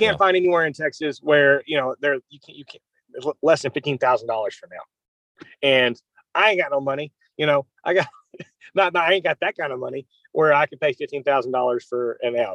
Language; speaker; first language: English; native; English